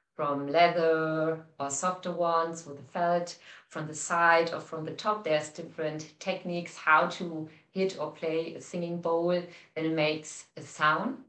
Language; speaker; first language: English; non-native, fluent; German